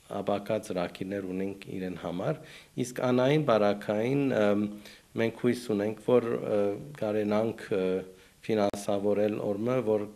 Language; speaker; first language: Armenian; early bilingual, heritage; Armenian